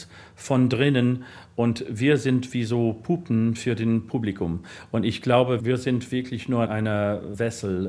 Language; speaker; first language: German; non-native, fluent; English